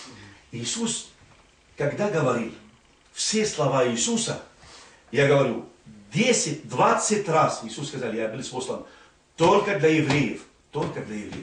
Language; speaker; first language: Russian; non-native, fluent; Arabic